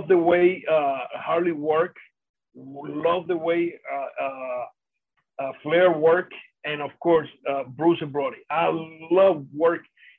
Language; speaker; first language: English; non-native, fluent; Spanish